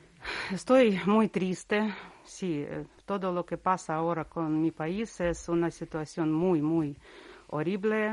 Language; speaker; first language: Spanish; non-native, learner; Russian